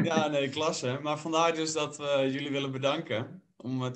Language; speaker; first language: Dutch; native; Dutch